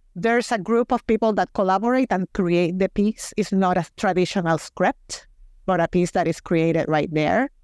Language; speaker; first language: English; non-native, fluent; Spanish